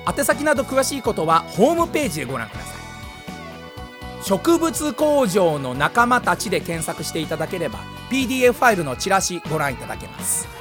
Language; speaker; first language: Japanese; native; Japanese